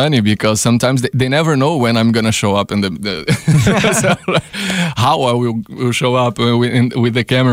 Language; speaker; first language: English; non-native, fluent; Portuguese